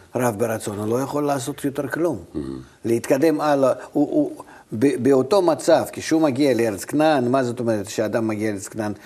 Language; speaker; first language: Hebrew; non-native, fluent; Russian